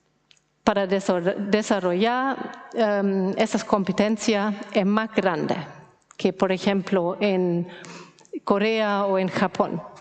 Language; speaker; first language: Spanish; non-native, fluent; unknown